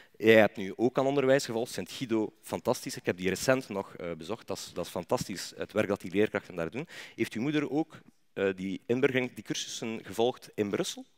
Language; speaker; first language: Dutch; native; Dutch